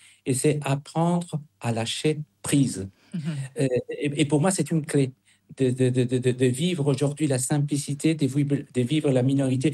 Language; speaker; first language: French; non-native, fluent; Spanish